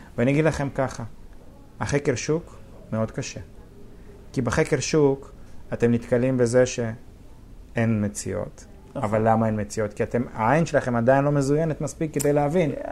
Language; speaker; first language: Hebrew; early bilingual, other home language; Russian